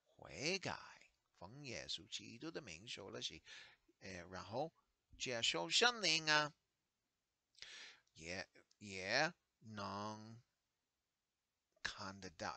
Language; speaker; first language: Chinese; non-native, learner; English